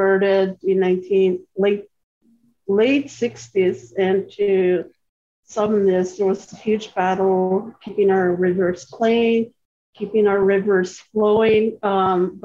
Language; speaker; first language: English; non-native, fluent; Cree